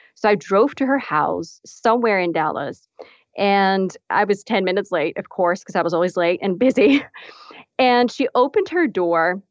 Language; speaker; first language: English; non-native, fluent; Dutch